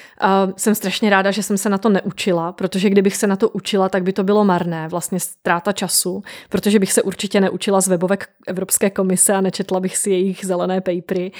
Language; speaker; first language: Czech; native; Czech